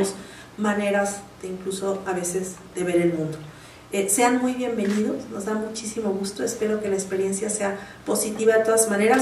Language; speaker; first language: Spanish; native; Spanish